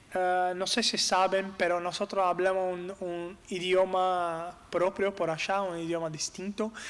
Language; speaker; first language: Spanish; non-native, learner; Portuguese